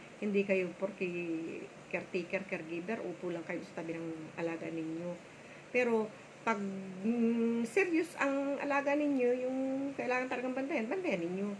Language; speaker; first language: Filipino; non-native, local second language; Bikol